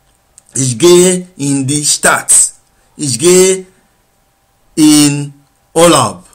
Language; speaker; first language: German; non-native, learner; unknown